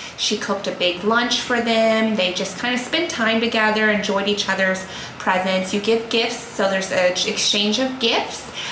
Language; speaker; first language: English; native; English